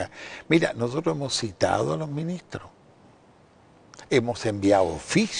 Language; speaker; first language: Spanish; native; Spanish